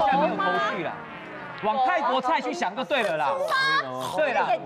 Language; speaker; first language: Chinese; native; Chinese